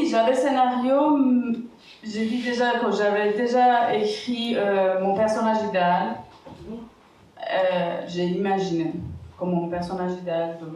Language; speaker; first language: French; non-native, fluent; Persian